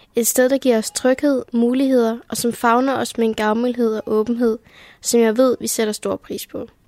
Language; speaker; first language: Danish; early bilingual, heritage; Danish